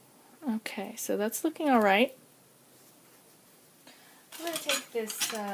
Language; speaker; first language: English; native; English